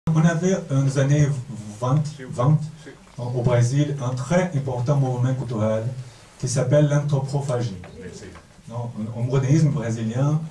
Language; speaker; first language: French; non-native, fluent; Portuguese